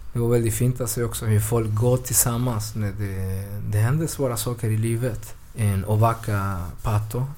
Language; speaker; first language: Swedish; early bilingual, other home language; Spanish